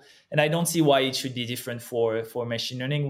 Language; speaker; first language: English; non-native, fluent; French